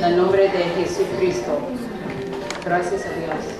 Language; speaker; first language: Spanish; non-native, learner; English